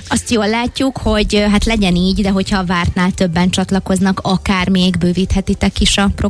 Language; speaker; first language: Hungarian; native; Hungarian